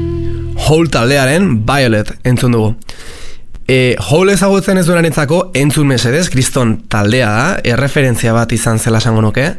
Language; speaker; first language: Basque; native; Basque